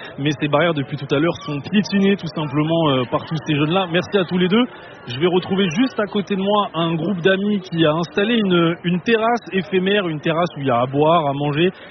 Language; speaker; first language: French; native; French